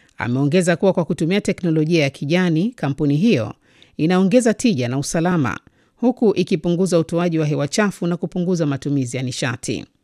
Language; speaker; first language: Swahili; native; Swahili